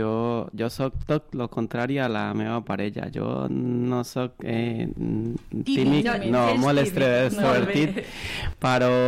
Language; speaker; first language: Catalan; non-native, learner; Spanish